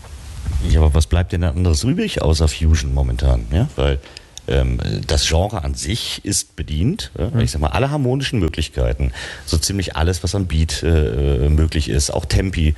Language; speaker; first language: German; native; German